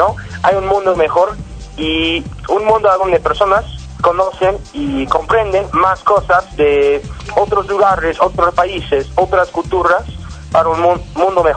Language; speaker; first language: Spanish; non-native, learner; English